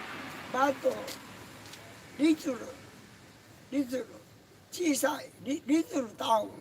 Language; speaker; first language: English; non-native, learner; Japanese